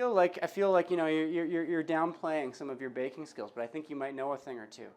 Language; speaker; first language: English; native; English